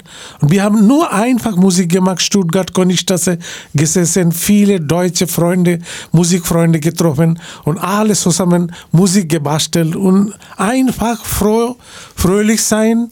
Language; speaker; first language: German; non-native, fluent; Bangla